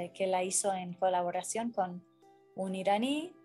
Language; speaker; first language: Spanish; non-native, fluent; Persian